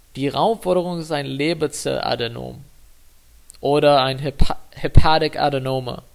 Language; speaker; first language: German; non-native, fluent; English